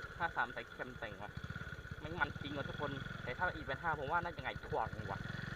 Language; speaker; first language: Thai; native; Thai